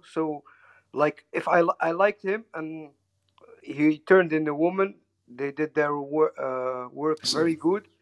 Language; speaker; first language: English; non-native, learner; Dutch